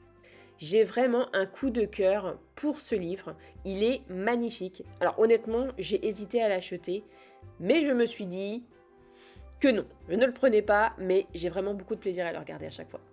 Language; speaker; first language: French; native; French